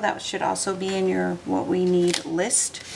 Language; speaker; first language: English; native; English